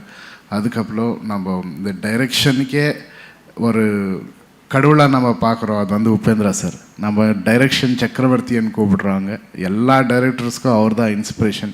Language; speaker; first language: Tamil; non-native, local second language; Kannada